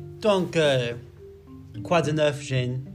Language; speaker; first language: French; non-native, learner; English